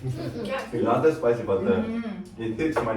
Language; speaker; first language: English; non-native, learner; Korean